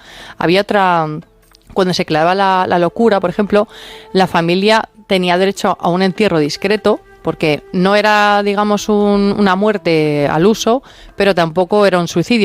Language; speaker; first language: Spanish; native; Spanish